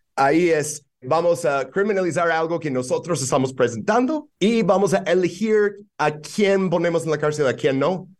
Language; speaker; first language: Spanish; non-native, fluent; English